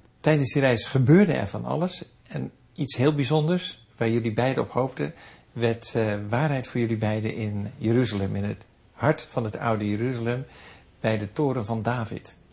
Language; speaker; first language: Dutch; native; Dutch